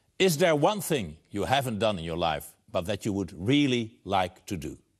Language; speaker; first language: English; non-native, fluent; Dutch